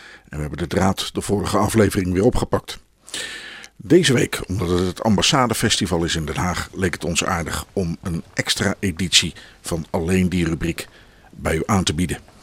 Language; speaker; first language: Dutch; native; Dutch